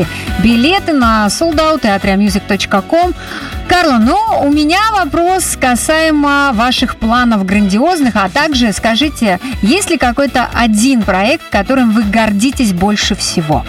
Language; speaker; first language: Russian; native; Russian